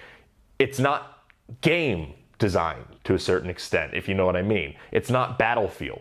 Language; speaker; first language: English; native; English